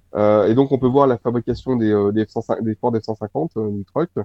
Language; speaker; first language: French; native; French